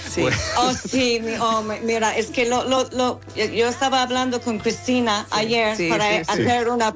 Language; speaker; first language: Spanish; non-native, fluent; English